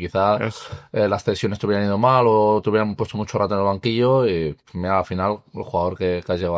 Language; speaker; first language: Spanish; native; Spanish